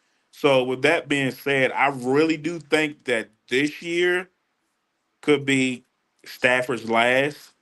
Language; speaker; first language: English; native; English